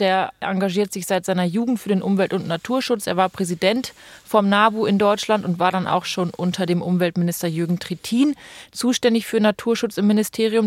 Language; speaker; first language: German; native; German